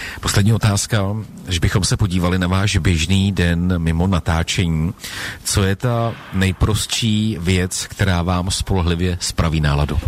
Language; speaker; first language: Czech; native; Czech